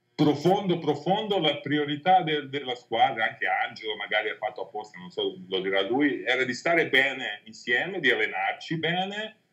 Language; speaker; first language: Italian; non-native, fluent; Serbian